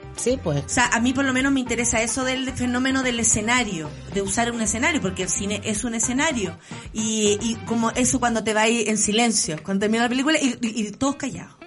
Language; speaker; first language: Spanish; native; Spanish